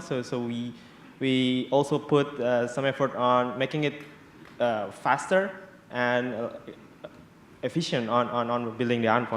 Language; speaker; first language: English; non-native, fluent; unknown